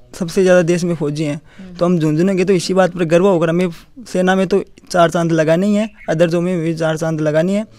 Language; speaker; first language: Hindi; native; Hindi